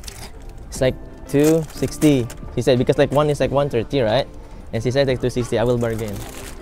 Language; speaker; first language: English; non-native, fluent; Indonesian